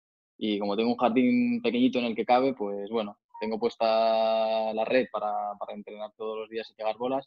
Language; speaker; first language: Spanish; native; Spanish